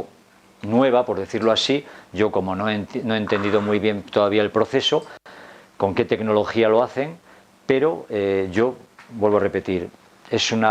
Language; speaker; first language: Spanish; native; Spanish